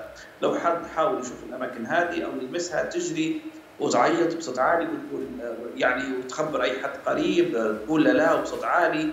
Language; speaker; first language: Arabic; native; Arabic